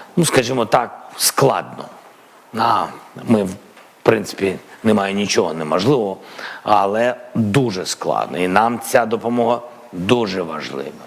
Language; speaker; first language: Ukrainian; non-native, local second language; Russian